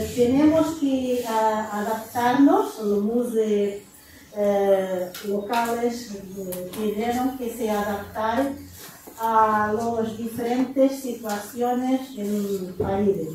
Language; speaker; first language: Spanish; non-native, learner; Portuguese